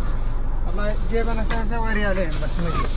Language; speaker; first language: Arabic; native; Arabic